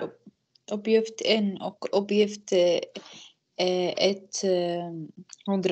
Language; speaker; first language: Swedish; non-native, learner; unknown